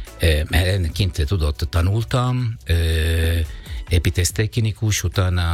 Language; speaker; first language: Hungarian; non-native, learner; Italian